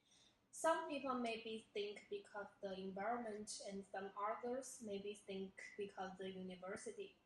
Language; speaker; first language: English; non-native, learner; Chinese